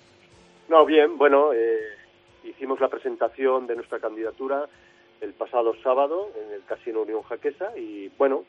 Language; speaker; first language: Spanish; native; Spanish